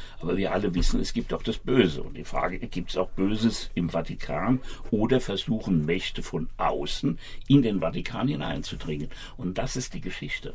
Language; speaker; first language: German; native; German